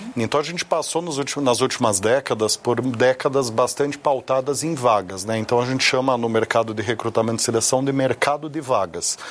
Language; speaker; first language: Portuguese; native; Portuguese